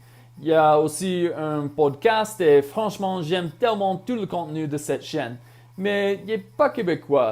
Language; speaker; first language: French; non-native, fluent; English